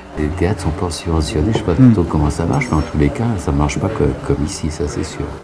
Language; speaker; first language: French; early bilingual, other home language; Spanish